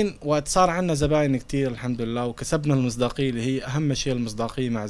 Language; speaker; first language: Arabic; native; Arabic